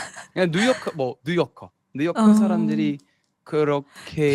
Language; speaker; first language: Korean; non-native, fluent; English